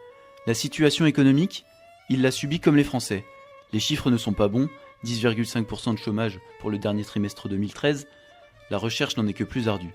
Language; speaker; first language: French; native; French